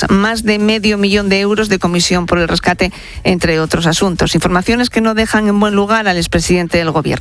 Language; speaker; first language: Spanish; native; Spanish